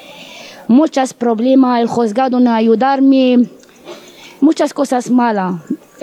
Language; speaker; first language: Spanish; non-native, learner; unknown